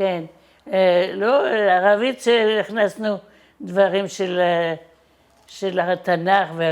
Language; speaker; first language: Hebrew; non-native, fluent; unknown